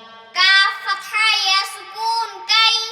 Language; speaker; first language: Arabic; non-native, learner; Bangla